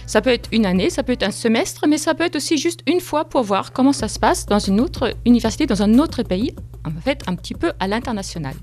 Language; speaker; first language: French; non-native, fluent; German